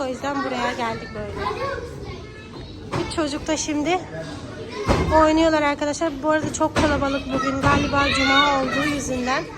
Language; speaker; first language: Turkish; non-native, fluent; Urdu